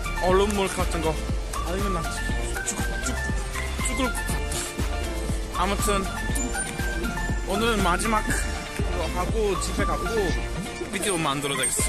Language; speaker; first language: Korean; non-native, fluent; English